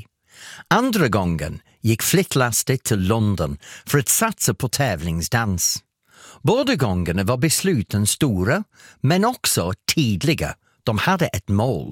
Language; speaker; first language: Swedish; non-native, fluent; English